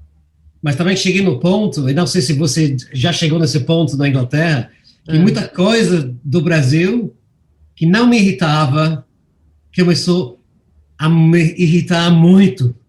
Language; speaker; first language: Portuguese; non-native, fluent; English